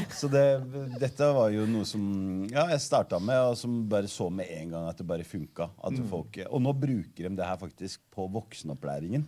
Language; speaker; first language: Norwegian; early bilingual, other home language; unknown